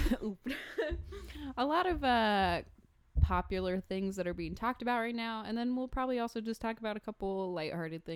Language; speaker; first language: English; native; English